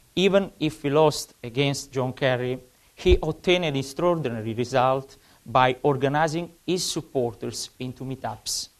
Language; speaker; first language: English; non-native, fluent; Italian